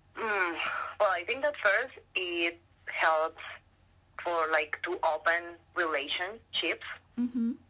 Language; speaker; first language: English; non-native, learner; Spanish